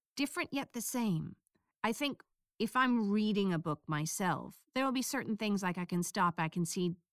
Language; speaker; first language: English; native; English